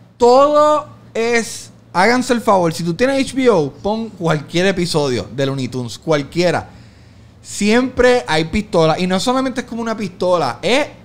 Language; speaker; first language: Spanish; native; Spanish